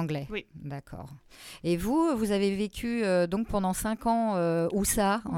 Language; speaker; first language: French; native; French